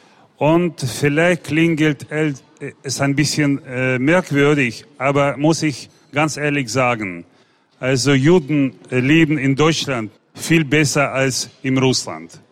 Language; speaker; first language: German; non-native, fluent; Russian